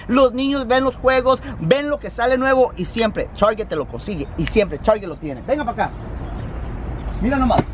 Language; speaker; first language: Spanish; early bilingual, heritage; Spanish